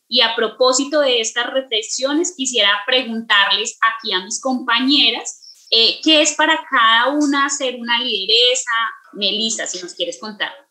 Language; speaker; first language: Spanish; native; Spanish